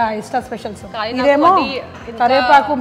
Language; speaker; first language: Telugu; native; Telugu